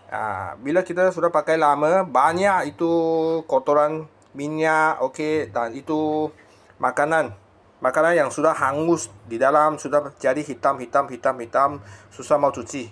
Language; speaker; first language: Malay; non-native, local second language; Chinese